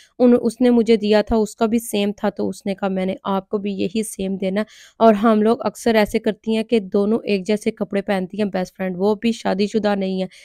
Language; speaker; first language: Urdu; non-native, local second language; Punjabi